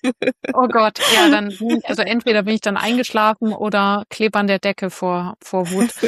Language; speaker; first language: German; native; German